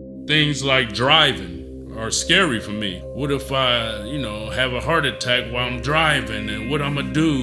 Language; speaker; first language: English; native; English